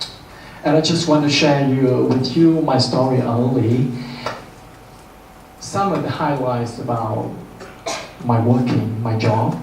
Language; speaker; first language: English; non-native, fluent; Vietnamese